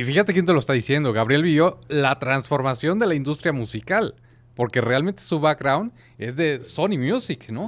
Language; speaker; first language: Spanish; native; Spanish